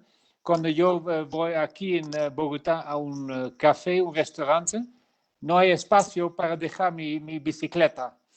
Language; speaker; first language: Spanish; non-native, learner; Dutch